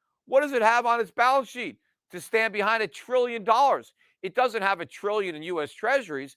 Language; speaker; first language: English; native; English